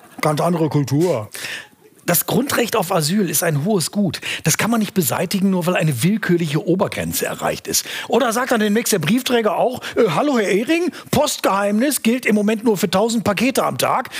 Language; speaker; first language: German; native; German